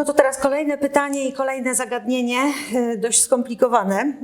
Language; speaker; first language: Polish; native; Polish